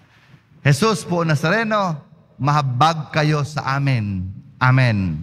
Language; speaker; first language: Filipino; native; Filipino